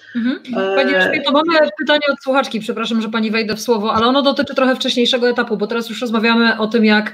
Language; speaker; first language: Polish; native; Polish